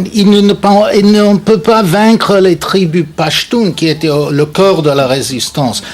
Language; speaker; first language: French; non-native, fluent; English